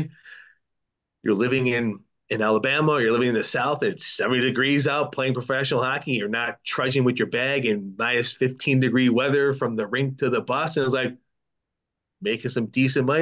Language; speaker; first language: English; native; English